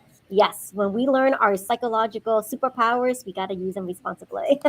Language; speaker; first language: English; native; English